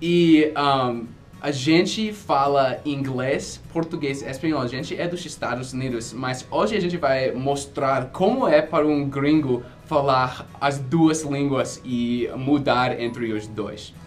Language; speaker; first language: Portuguese; non-native, fluent; English